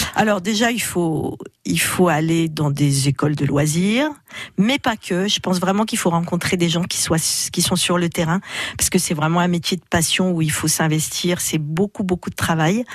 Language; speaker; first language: French; native; French